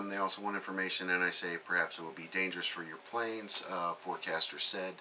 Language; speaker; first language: English; native; English